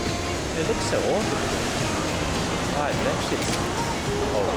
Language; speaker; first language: English; native; English